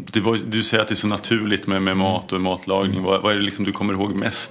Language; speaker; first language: Swedish; native; Swedish